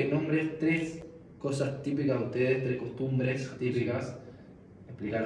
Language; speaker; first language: Spanish; native; Spanish